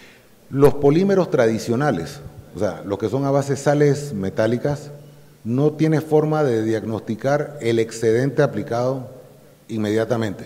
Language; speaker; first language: Spanish; native; Spanish